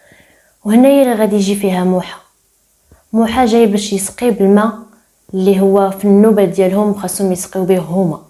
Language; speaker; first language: Arabic; native; Arabic